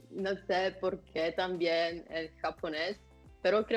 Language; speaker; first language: Spanish; non-native, fluent; Italian